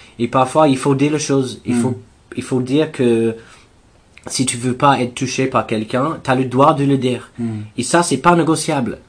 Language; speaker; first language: French; non-native, learner; English